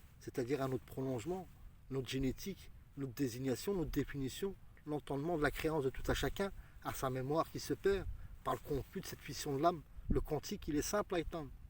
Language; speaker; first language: French; early bilingual, other home language; Arabic